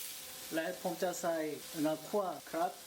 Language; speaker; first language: Thai; non-native, learner; Korean